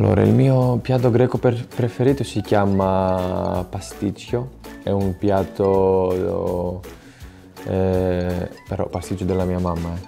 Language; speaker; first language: Italian; non-native, fluent; Greek